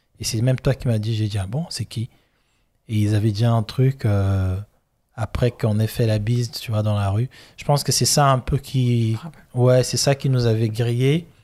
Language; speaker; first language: French; non-native, local second language; Lingala